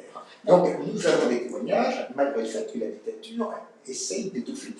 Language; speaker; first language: French; native; French